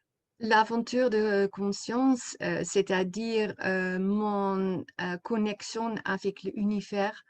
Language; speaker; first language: French; non-native, fluent; Dutch